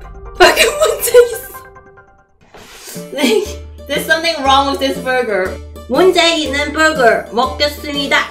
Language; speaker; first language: Korean; non-native, learner; Cantonese